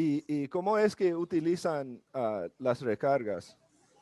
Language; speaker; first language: Spanish; non-native, learner; English